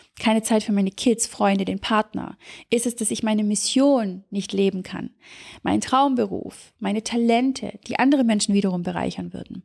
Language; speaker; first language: German; early bilingual, other home language; Serbian